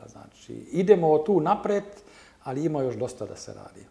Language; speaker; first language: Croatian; non-native, learner; German